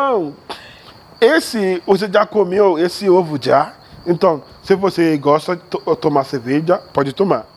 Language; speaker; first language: Portuguese; non-native, learner; Yoruba